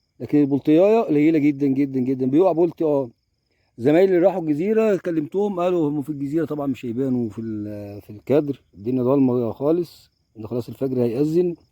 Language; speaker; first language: Egyptian Arabic; native; Egyptian Arabic